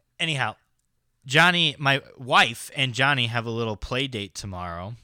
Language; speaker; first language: English; native; English